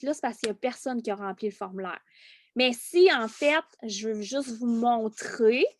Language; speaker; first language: French; native; French